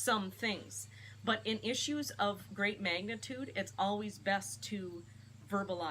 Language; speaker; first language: English; native; English